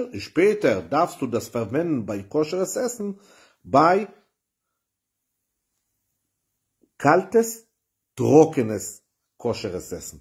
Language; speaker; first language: German; non-native, fluent; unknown